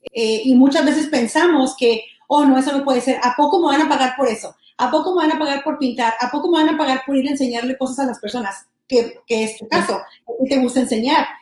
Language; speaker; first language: Spanish; early bilingual, heritage; Spanish